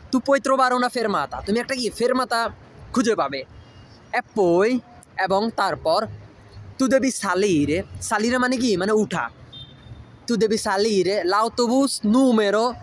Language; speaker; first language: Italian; non-native, learner; Bangla